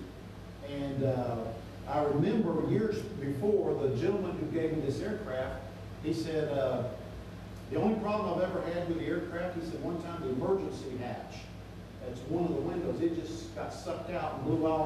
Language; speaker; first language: English; native; English